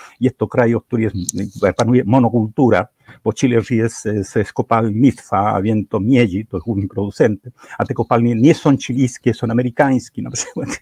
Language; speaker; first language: Polish; non-native, fluent; Spanish